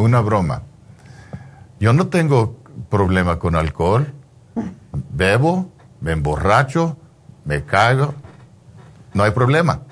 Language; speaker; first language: Spanish; non-native, fluent; English